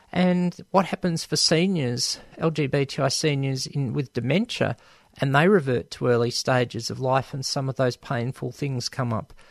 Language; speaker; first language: English; native; English